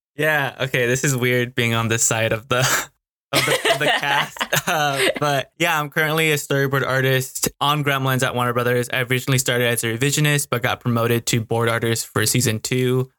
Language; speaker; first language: English; native; English